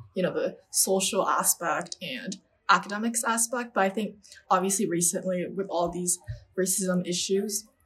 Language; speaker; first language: English; non-native, fluent; Chinese